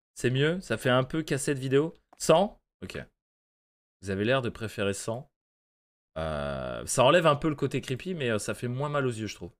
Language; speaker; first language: French; native; French